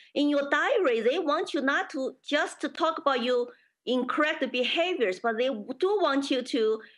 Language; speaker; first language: English; non-native, fluent; Chinese